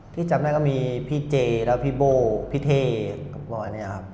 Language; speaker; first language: Thai; native; Thai